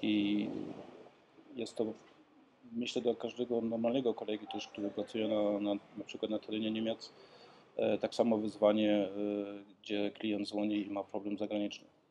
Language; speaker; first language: Polish; early bilingual, heritage; Polish